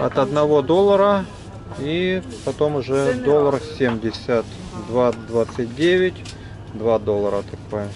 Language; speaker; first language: Russian; native; Russian